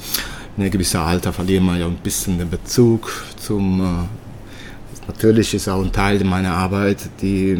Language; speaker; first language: German; early bilingual, other home language; Italian